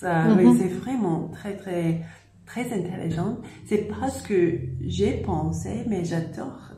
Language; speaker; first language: French; non-native, learner; English